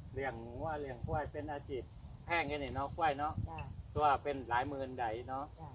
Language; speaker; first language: Thai; native; Thai